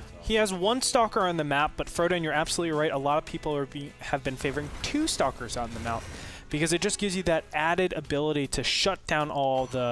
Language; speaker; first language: English; native; English